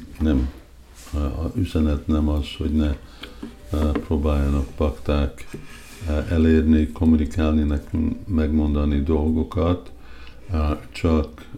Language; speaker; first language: Hungarian; early bilingual, heritage; Hungarian